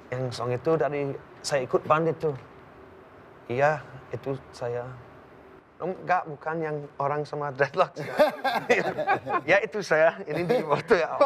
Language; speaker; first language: Indonesian; non-native, learner; English